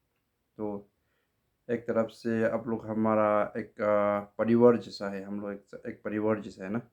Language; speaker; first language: Hindi; non-native, local second language; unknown